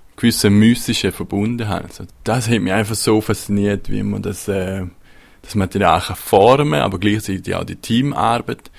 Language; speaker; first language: German; non-native, local second language; Italian